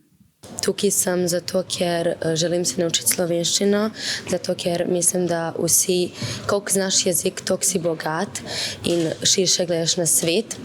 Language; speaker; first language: Slovenian; early bilingual, heritage; Slovenian